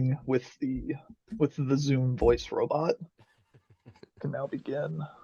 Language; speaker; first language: English; native; English